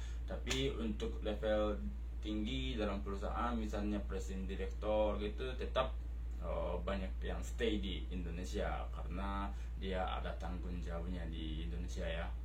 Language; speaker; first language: Indonesian; non-native, fluent; Japanese